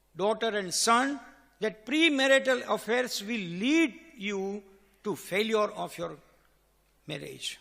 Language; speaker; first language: English; non-native, local second language; Gujarati